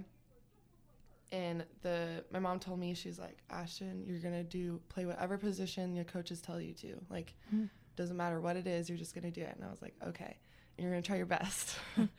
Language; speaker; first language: English; native; English